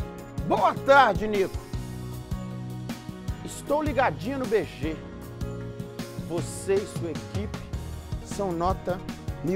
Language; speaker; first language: Portuguese; native; Portuguese